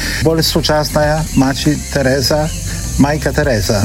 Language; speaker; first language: Polish; non-native, learner; Belarusian